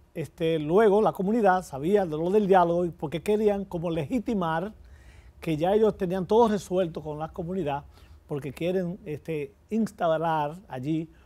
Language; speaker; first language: Spanish; native; Spanish